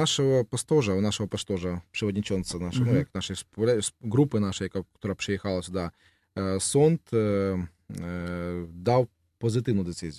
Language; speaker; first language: Polish; non-native, learner; Russian